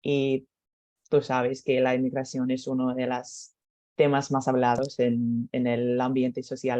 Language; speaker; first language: Spanish; non-native, learner; English